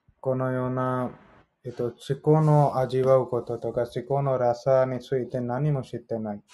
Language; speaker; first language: Japanese; non-native, learner; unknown